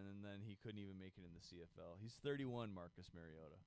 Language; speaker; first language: English; native; English